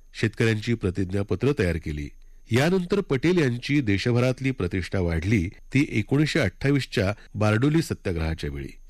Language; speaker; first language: Marathi; native; Marathi